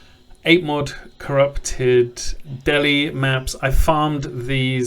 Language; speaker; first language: English; native; English